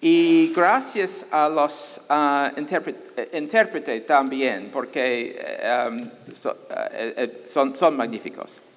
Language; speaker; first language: Spanish; non-native, fluent; English